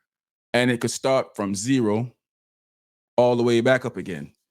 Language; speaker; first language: English; native; English